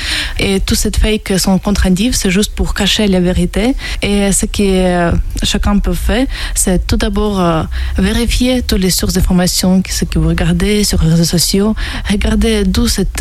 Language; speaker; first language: French; non-native, fluent; Ukrainian